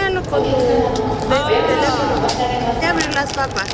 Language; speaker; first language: Spanish; native; Spanish